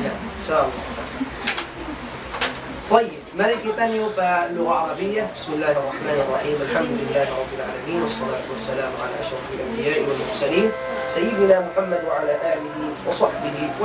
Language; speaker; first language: Arabic; non-native, fluent; Tausug